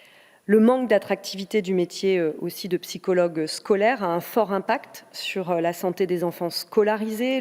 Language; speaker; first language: French; native; French